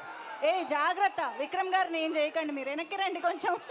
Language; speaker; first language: Telugu; native; Telugu